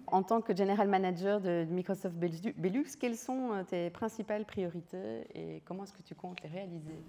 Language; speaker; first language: French; native; French